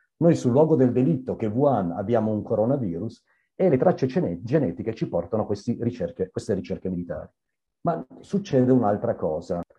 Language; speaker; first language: Italian; native; Italian